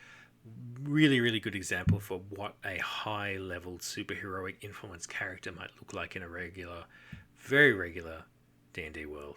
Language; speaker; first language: English; native; English